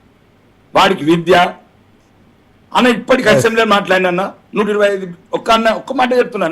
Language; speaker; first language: Telugu; native; Telugu